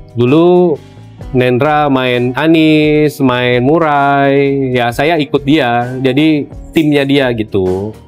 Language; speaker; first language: Indonesian; native; Indonesian